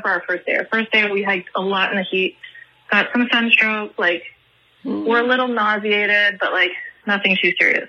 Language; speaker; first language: English; native; English